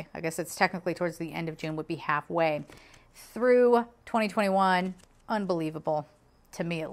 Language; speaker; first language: English; native; English